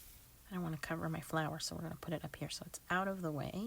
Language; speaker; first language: English; native; English